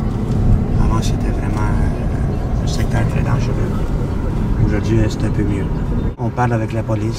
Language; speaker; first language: French; native; French